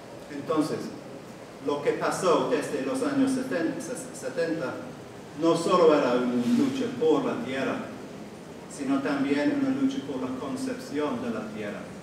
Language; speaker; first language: Spanish; non-native, fluent; English